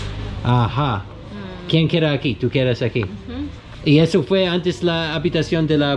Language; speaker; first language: Spanish; non-native, learner; English